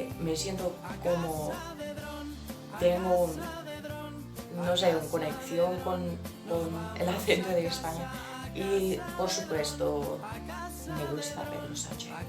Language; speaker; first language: Spanish; non-native, learner; English